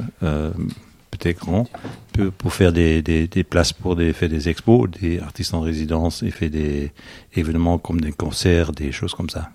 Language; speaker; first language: French; non-native, learner; Dutch